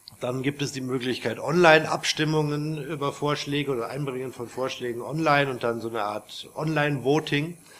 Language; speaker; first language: German; native; German